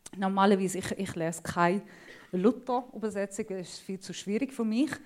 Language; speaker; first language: German; non-native, fluent; Assyrian Neo-Aramaic